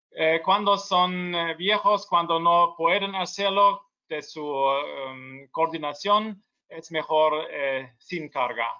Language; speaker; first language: Spanish; non-native, learner; German